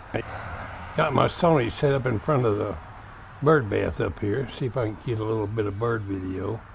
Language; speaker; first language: English; native; English